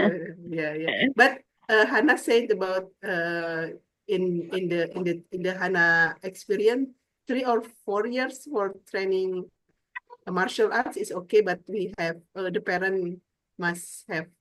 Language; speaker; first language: English; non-native, learner; Indonesian